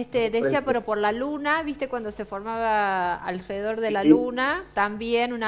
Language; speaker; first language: Spanish; native; Spanish